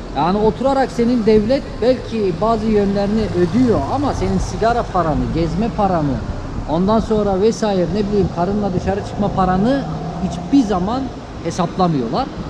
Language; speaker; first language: Turkish; early bilingual, heritage; Turkish